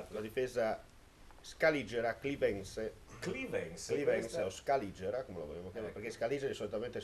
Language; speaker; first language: Italian; native; Italian